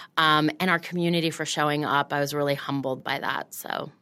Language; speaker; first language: English; native; English